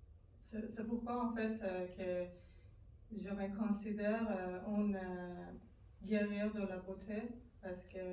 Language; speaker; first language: French; non-native, learner; Persian